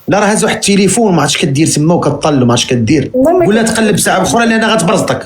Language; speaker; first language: Arabic; native; Arabic